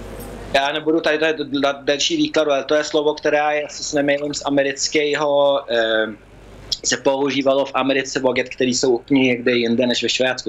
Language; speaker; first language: Czech; early bilingual, heritage; Czech